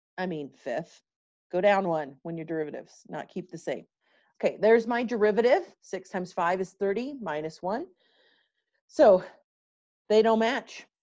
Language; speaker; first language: English; native; English